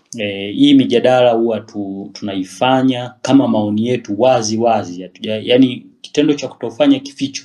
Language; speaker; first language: Swahili; native; Swahili